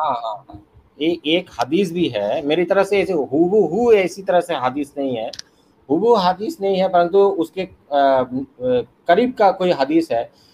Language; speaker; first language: Hindi; non-native, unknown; Bangla